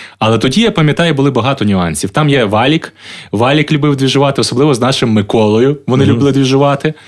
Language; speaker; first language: Ukrainian; native; Ukrainian